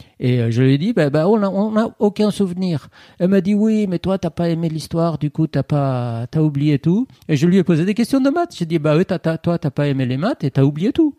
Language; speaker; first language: French; non-native, fluent; Persian